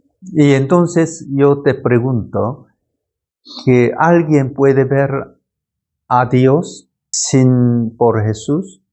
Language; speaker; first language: Spanish; non-native, learner; Korean